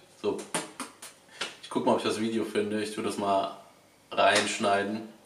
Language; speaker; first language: German; native; German